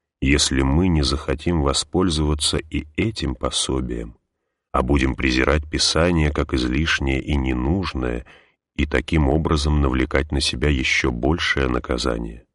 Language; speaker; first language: Russian; native; Russian